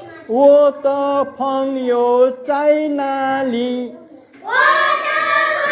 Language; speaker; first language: Chinese; non-native, learner; Nepali